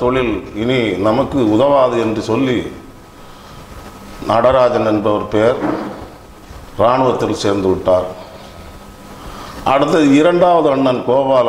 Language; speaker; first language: Tamil; native; Tamil